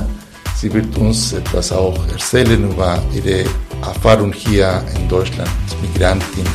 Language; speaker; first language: German; non-native, fluent; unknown